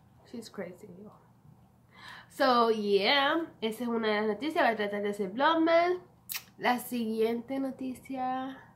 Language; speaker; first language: Spanish; native; Spanish